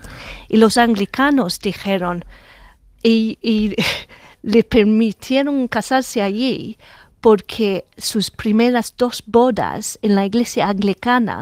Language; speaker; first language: Spanish; non-native, fluent; English